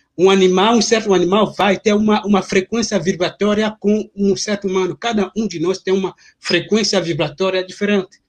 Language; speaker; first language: Portuguese; non-native, fluent; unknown